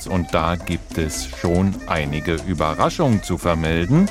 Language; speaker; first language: German; native; German